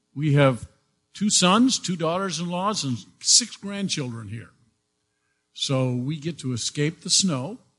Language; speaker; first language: English; native; English